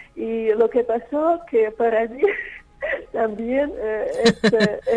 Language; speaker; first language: Spanish; non-native, fluent; Russian